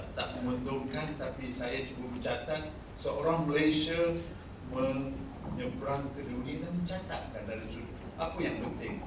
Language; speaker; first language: Malay; native; Malay